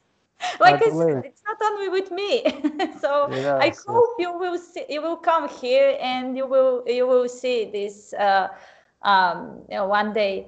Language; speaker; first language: English; non-native, fluent; Serbian